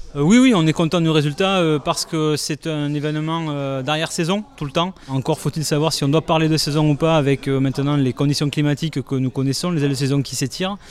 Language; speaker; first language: French; native; French